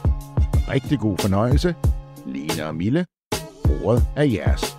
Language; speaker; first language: Danish; native; Danish